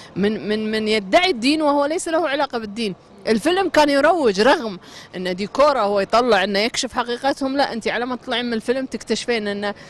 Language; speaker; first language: Arabic; native; Arabic